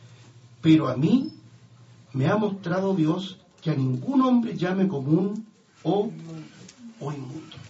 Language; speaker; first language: Spanish; native; Spanish